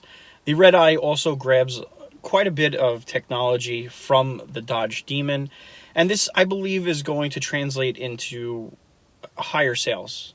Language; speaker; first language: English; native; English